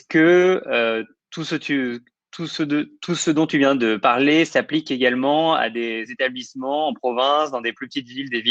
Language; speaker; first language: French; native; French